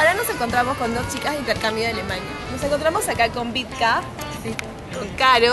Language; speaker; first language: Spanish; native; Spanish